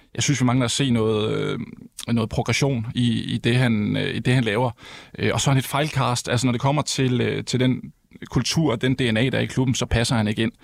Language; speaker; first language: Danish; native; Danish